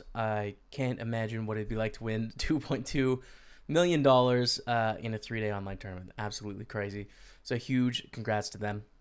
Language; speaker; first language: English; native; English